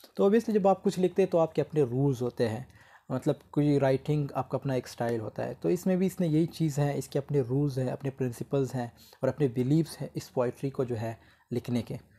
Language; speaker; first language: Urdu; native; Urdu